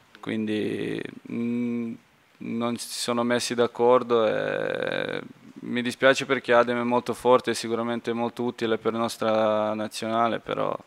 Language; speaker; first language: Italian; non-native, fluent; Serbian